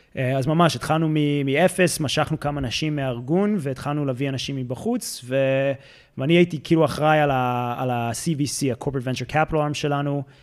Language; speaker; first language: Hebrew; early bilingual, heritage; Hebrew